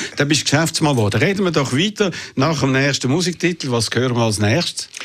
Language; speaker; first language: German; native; German